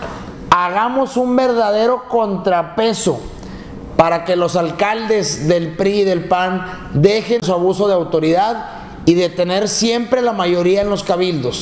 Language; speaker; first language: Spanish; native; Spanish